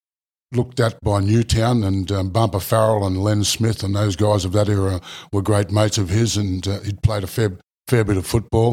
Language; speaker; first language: English; native; English